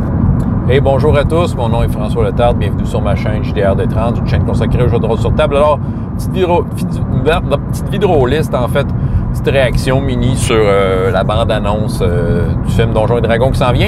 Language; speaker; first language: French; native; French